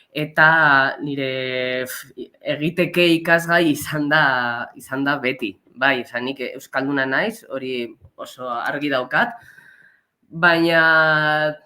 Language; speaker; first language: Basque; non-native, local second language; Spanish